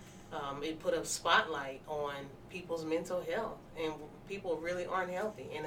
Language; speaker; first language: English; native; English